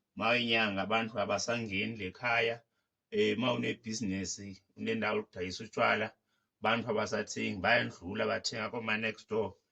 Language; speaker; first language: Zulu; non-native, local second language; Xhosa